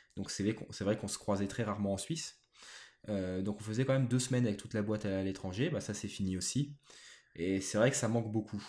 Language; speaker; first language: French; native; French